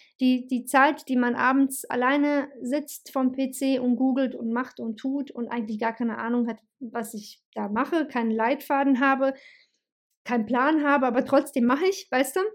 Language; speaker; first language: German; early bilingual, other home language; Bosnian